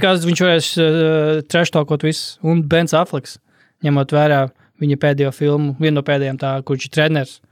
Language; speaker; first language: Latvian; native; Latvian